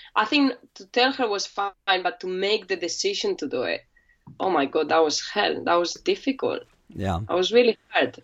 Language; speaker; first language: English; non-native, fluent; Spanish